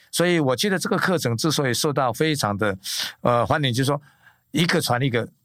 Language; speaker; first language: Chinese; native; Chinese